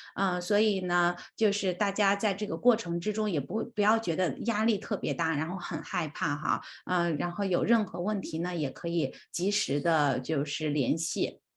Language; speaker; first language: Chinese; native; Chinese